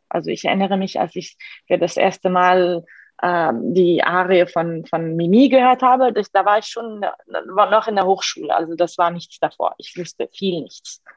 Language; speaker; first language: German; non-native, fluent; Arabic